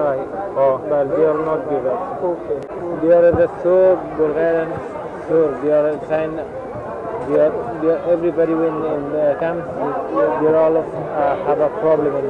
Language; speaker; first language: English; non-native, learner; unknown